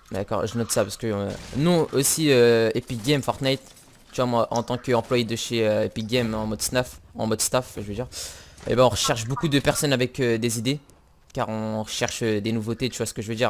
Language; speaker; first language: French; native; French